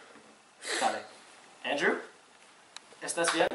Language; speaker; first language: Spanish; non-native, learner; English